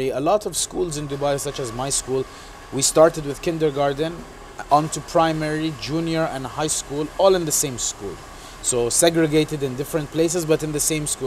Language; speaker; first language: English; non-native, local second language; Arabic